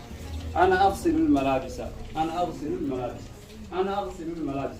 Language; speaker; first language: Arabic; non-native, fluent; Oromo